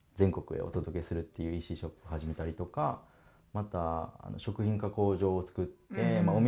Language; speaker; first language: Japanese; native; Japanese